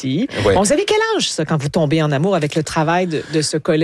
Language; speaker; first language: French; native; French